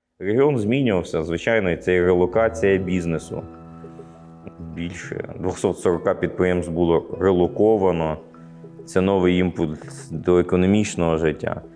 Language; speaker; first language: Ukrainian; native; Ukrainian